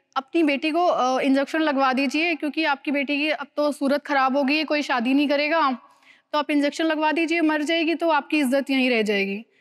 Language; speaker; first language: Hindi; native; Hindi